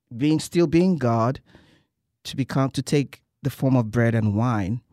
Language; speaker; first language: English; non-native, local second language; Igbo